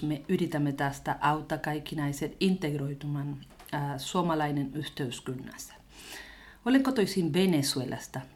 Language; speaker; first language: Finnish; non-native, learner; Spanish